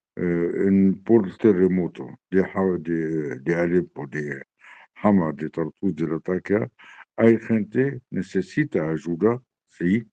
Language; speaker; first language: Spanish; non-native, learner; Arabic